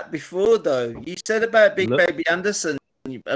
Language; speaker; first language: English; native; English